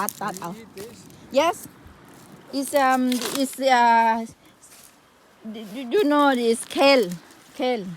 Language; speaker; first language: English; non-native, learner; Thai